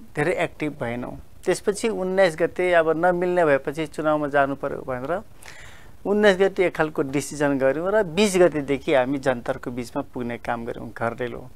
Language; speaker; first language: Nepali; non-native, local second language; Dangaura Tharu